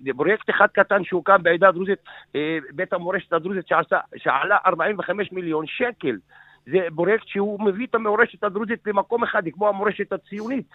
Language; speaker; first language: Hebrew; non-native, local second language; Arabic